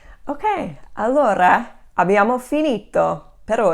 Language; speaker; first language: Italian; non-native, fluent; English